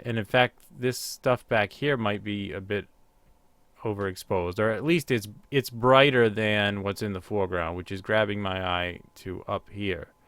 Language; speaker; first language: English; native; English